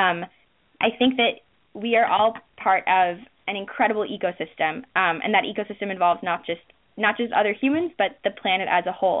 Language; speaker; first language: English; native; English